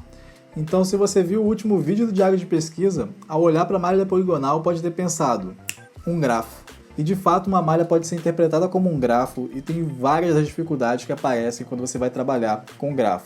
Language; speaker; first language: Portuguese; native; Portuguese